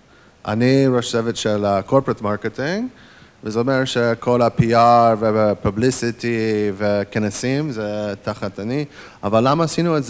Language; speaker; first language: Hebrew; non-native, fluent; English